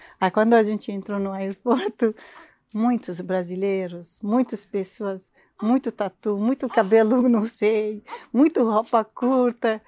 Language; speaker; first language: Portuguese; non-native, learner; Arabic